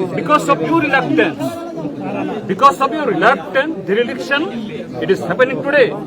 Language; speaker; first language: English; non-native, local second language; Bangla